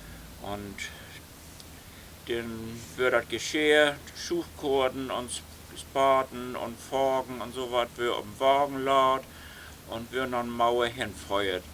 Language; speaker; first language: German; non-native, local second language; Low German